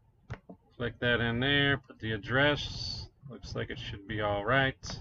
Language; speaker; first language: English; native; English